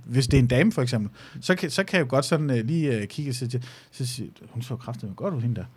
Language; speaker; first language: Danish; native; Danish